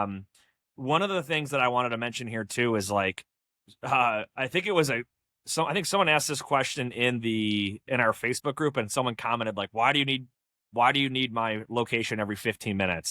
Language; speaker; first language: English; native; English